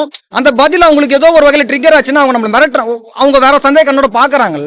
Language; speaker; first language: Tamil; native; Tamil